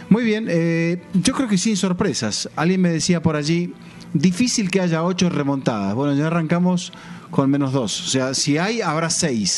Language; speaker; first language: Spanish; native; Spanish